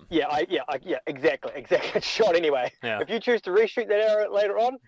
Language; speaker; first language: English; native; English